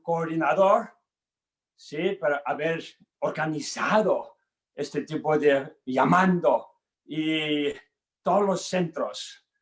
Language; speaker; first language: Spanish; non-native, learner; Tibetan